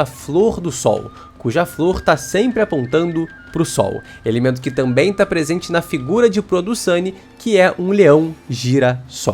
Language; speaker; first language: Portuguese; native; Portuguese